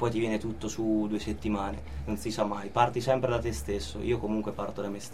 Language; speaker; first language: Italian; native; Italian